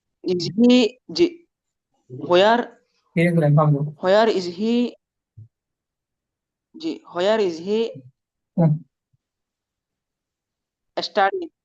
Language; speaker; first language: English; non-native, learner; Bangla